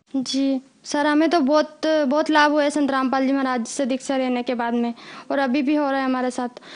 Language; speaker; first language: Hindi; native; Hindi